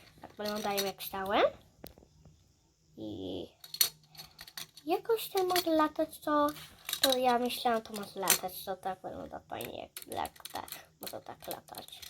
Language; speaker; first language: Polish; early bilingual, heritage; Polish